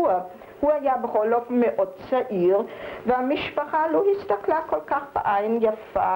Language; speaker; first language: Hebrew; early bilingual, other home language; German